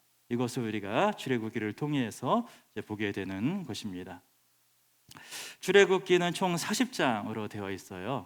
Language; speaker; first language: Korean; native; Korean